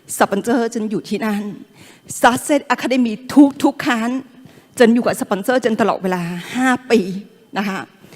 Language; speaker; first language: Thai; non-native, local second language; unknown